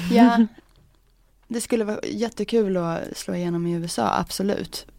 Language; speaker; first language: Swedish; early bilingual, other home language; English